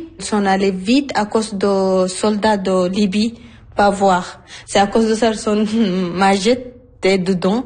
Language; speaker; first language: French; non-native, learner; Arabic